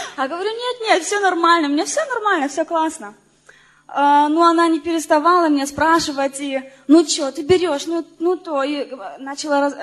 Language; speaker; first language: Russian; non-native, learner; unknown